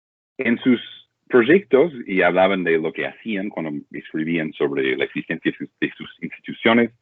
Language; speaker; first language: Spanish; non-native, fluent; English